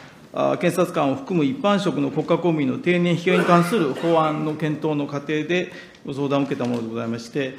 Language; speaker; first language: Japanese; native; Japanese